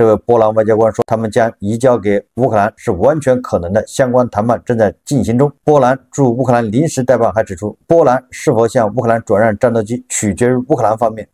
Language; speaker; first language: Chinese; native; Chinese